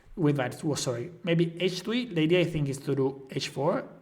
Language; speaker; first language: English; non-native, fluent; Italian